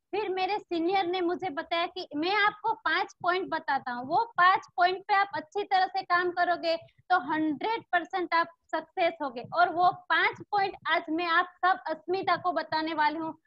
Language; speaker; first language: Hindi; non-native, local second language; Gujarati